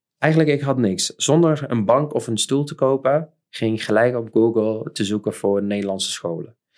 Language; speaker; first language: Dutch; non-native, fluent; Arabic